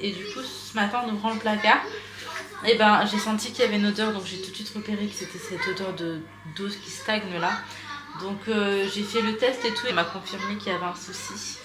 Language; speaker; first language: French; native; French